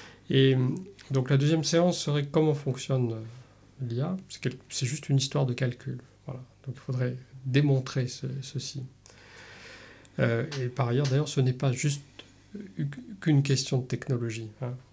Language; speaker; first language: French; native; French